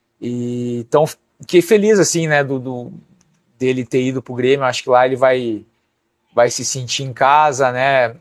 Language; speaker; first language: Portuguese; native; Portuguese